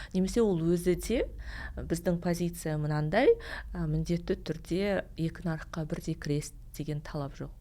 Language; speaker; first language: Kazakh; non-native, local second language; Russian